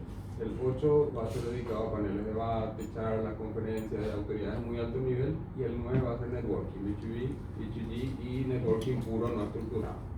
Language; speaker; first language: Spanish; native; Spanish